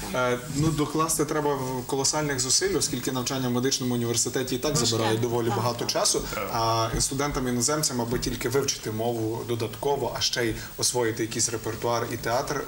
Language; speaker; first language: Ukrainian; native; Ukrainian